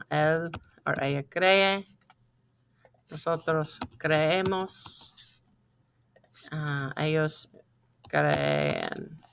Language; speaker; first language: Spanish; non-native, fluent; English